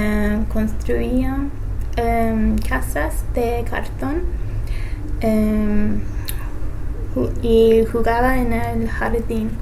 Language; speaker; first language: Spanish; non-native, learner; English